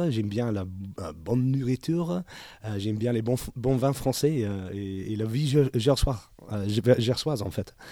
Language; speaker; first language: French; non-native, learner; English